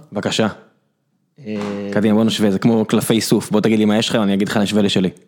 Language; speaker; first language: Hebrew; native; Hebrew